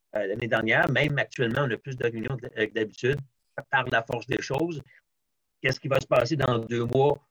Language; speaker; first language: French; native; French